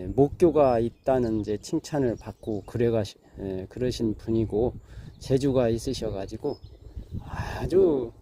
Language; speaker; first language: Korean; native; Korean